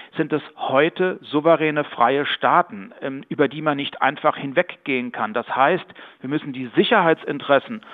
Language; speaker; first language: German; native; German